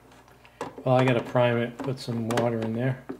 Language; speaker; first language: English; native; English